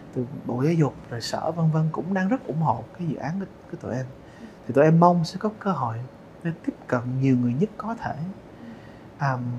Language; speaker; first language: Vietnamese; early bilingual, heritage; Vietnamese